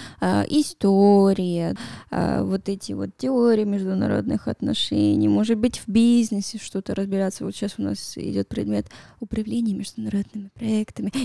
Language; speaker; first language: Russian; non-native, fluent; Spanish